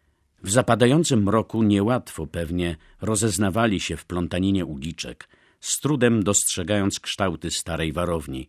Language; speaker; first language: Polish; native; Polish